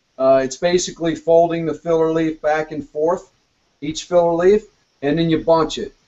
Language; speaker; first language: English; native; English